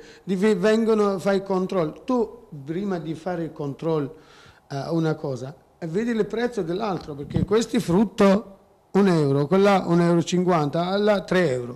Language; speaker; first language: Italian; non-native, learner; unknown